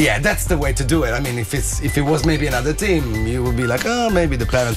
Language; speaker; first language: English; non-native, fluent; Italian